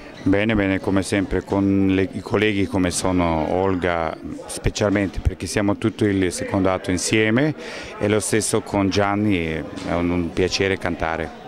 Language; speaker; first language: Italian; non-native, fluent; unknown